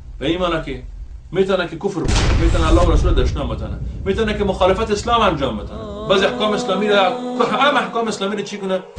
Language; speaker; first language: Persian; native; Persian